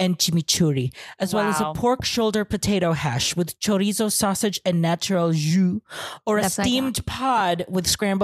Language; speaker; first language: English; non-native, local second language; Filipino